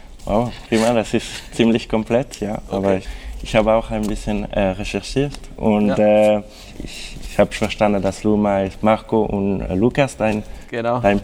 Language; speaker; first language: German; non-native, local second language; French